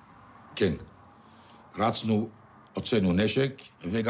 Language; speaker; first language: Hebrew; non-native, fluent; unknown